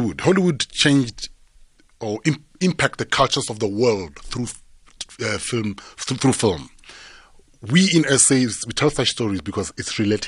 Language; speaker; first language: English; non-native, local second language; Tsonga